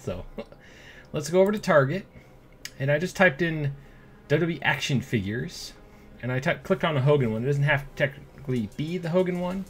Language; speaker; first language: English; native; English